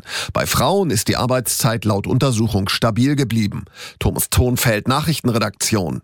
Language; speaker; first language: German; native; German